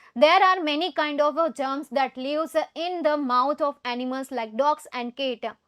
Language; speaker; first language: English; non-native, local second language; Gujarati